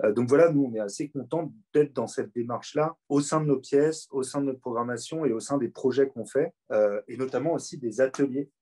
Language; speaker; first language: French; native; French